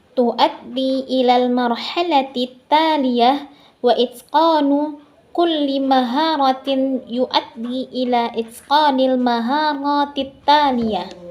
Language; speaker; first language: Arabic; non-native, learner; Indonesian